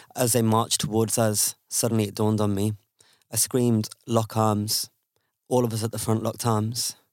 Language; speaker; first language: English; native; English